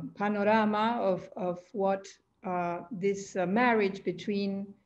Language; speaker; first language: English; non-native, fluent; Spanish